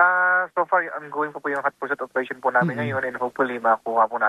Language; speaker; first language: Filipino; non-native, local second language; Cebuano